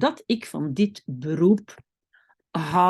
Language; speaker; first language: Dutch; non-native, local second language; French